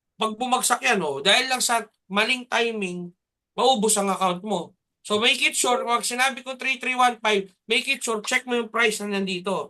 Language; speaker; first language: Filipino; native; Filipino